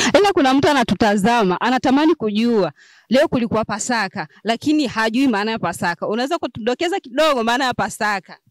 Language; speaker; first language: Swahili; native; Swahili